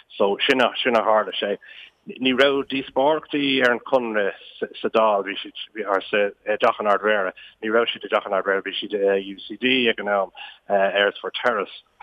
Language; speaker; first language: Irish; non-native, local second language; English